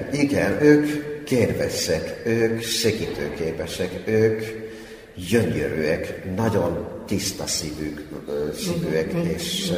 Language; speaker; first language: Hungarian; non-native, fluent; Finnish